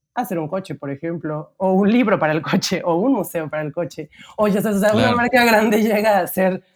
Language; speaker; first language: Spanish; native; Spanish